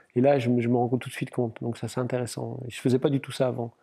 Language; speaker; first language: French; non-native, local second language; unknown